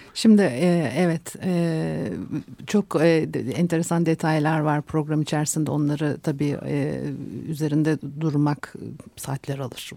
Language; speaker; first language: Turkish; native; Turkish